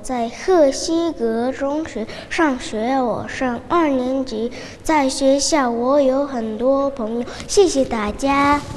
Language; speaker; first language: Chinese; non-native, learner; Mongolian